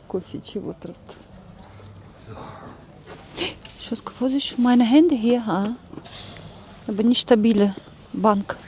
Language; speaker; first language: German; non-native, learner; Uzbek